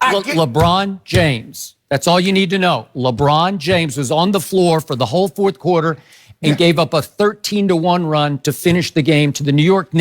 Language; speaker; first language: English; native; English